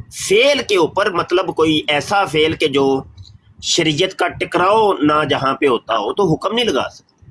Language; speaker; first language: Urdu; native; Urdu